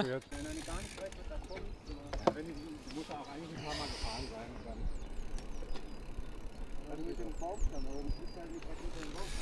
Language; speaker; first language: German; non-native, learner; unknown